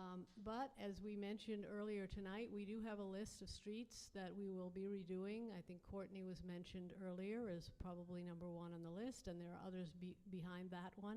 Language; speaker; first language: English; native; English